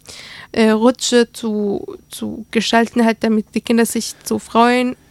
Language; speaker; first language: German; early bilingual, other home language; Arabic